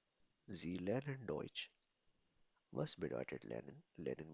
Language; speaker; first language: German; non-native, fluent; Urdu